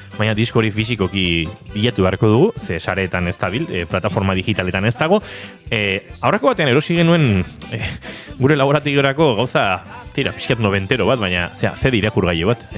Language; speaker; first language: Basque; native; Basque